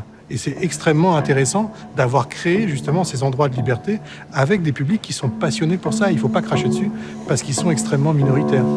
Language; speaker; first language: French; native; French